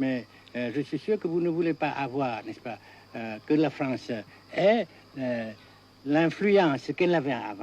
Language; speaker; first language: French; non-native, local second language; Vietnamese